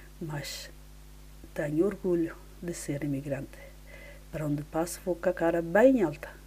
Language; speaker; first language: Portuguese; early bilingual, heritage; Portuguese